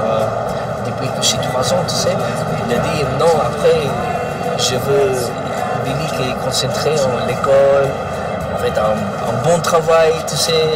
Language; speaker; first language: French; non-native, learner; English